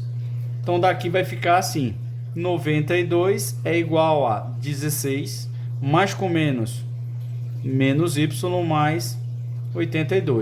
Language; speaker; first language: Portuguese; native; Portuguese